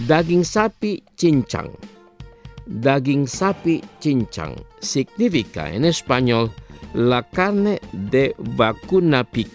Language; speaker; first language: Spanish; non-native, fluent; Indonesian